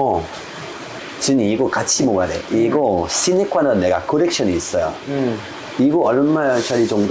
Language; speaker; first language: Korean; non-native, learner; French